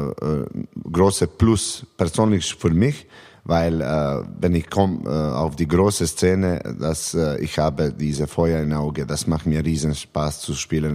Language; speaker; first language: German; non-native, learner; Serbian